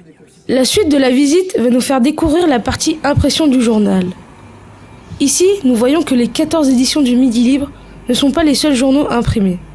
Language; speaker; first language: French; native; French